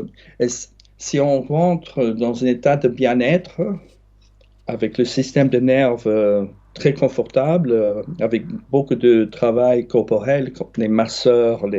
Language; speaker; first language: French; non-native, fluent; English